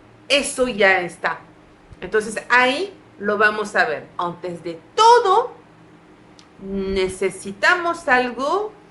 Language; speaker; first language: Spanish; non-native, fluent; French